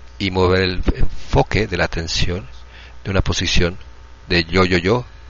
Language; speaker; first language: Spanish; non-native, fluent; Russian